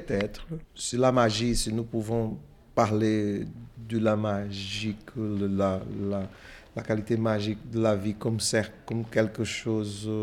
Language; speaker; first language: French; non-native, fluent; Portuguese